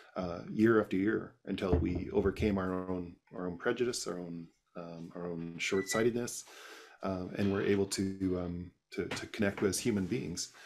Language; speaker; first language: English; native; English